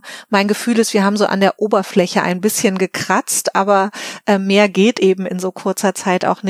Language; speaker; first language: German; native; German